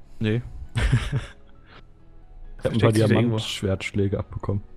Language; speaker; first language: German; native; German